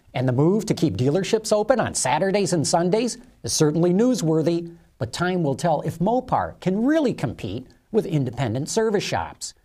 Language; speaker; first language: English; native; English